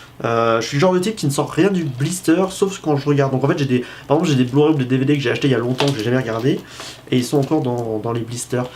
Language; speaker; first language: French; native; French